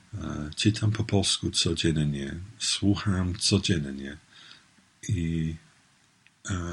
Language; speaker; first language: Polish; non-native, learner; English